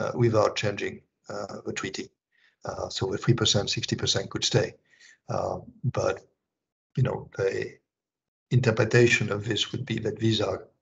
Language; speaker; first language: English; non-native, fluent; French